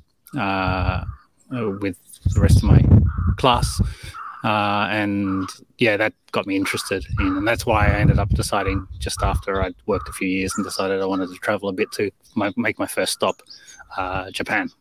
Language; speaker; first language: English; native; English